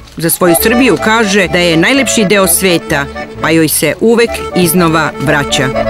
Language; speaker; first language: Serbian; native; Serbian